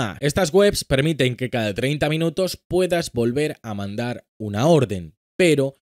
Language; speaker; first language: Spanish; native; Spanish